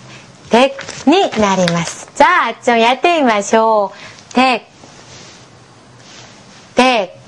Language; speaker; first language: Japanese; non-native, fluent; Korean